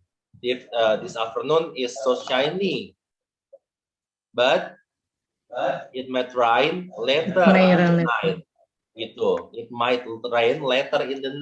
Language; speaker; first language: English; non-native, learner; Indonesian